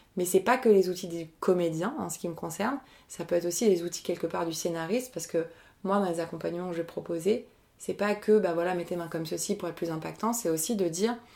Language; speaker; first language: French; native; French